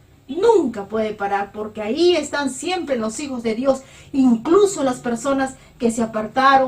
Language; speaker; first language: Spanish; native; Spanish